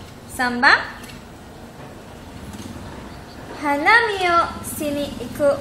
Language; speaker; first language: Japanese; non-native, learner; Indonesian